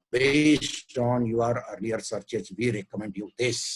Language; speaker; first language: English; non-native, local second language; Marathi